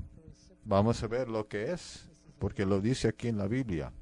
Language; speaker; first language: Spanish; non-native, fluent; English